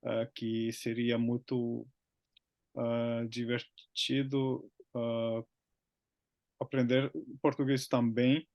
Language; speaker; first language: Portuguese; non-native, learner; Finnish